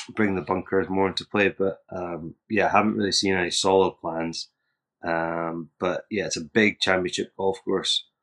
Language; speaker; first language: English; native; English